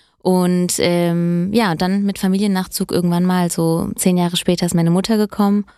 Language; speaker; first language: German; early bilingual, other home language; Italian